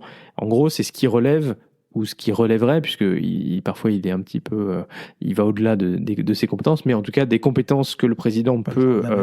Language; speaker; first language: French; native; French